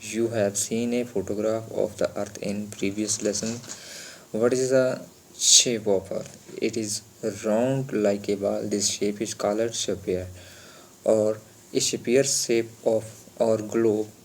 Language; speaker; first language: English; non-native, local second language; Punjabi